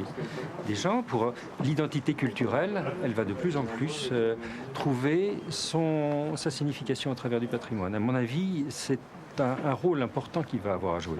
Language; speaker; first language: French; native; French